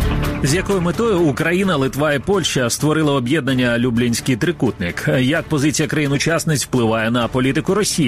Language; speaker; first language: Ukrainian; native; Ukrainian